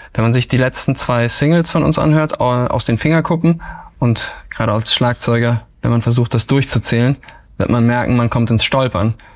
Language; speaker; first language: German; native; German